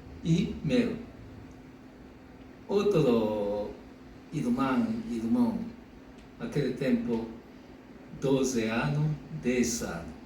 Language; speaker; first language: Portuguese; non-native, learner; Japanese